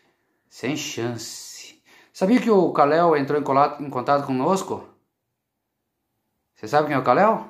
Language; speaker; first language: Portuguese; native; Portuguese